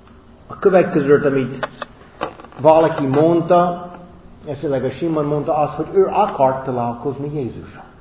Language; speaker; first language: Hungarian; non-native, fluent; English